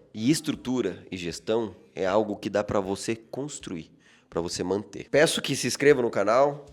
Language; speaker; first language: Portuguese; native; Portuguese